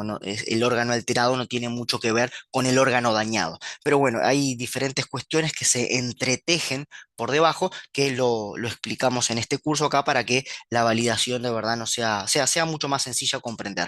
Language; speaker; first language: Spanish; native; Spanish